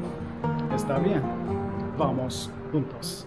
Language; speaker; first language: Spanish; non-native, learner; Turkish